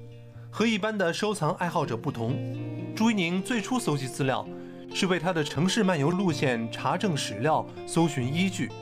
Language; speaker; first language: Chinese; native; Chinese